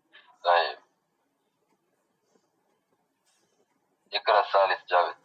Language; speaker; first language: Arabic; non-native, fluent; Tamil